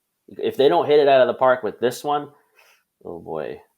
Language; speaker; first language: English; native; English